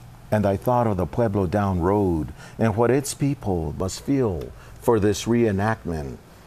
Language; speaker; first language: English; early bilingual, other home language; Spanish